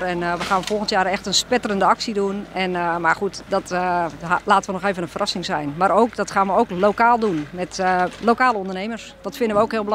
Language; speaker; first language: Dutch; native; Dutch